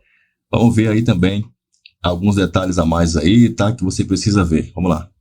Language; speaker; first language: Portuguese; native; Portuguese